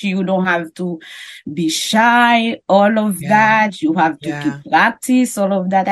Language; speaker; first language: English; non-native, learner; French